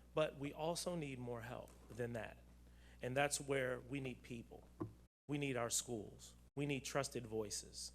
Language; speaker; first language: English; native; English